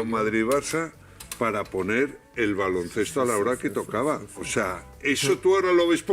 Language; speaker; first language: Spanish; native; Spanish